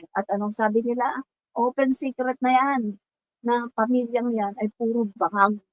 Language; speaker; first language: Filipino; non-native, local second language; Cebuano